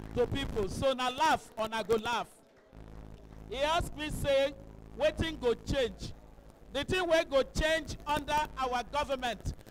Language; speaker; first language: Nigerian Pidgin; non-native, local second language; Igbo